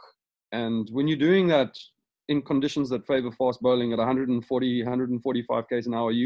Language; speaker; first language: English; native; English